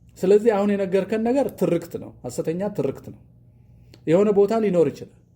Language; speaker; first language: Amharic; non-native, local second language; Oromo